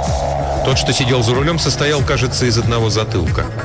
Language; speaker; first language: Russian; native; Russian